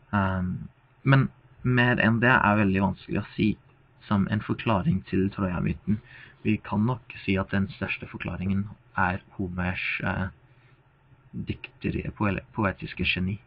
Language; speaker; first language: Norwegian; non-native, fluent; English